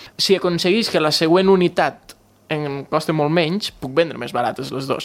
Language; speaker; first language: Catalan; native; Catalan